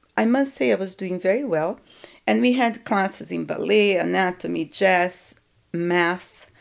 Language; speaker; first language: English; non-native, fluent; Portuguese